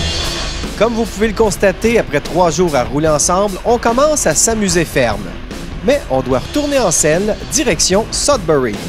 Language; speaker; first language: French; native; French